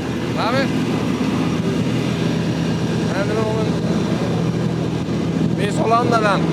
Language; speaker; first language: Turkish; non-native, learner; Dutch